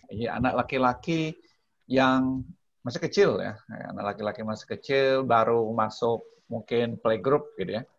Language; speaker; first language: Indonesian; non-native, local second language; Balinese